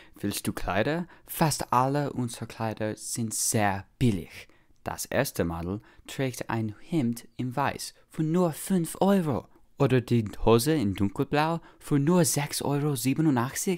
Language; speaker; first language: German; non-native, learner; English